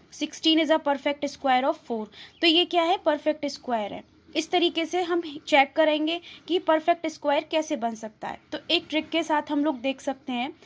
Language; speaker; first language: Hindi; native; Hindi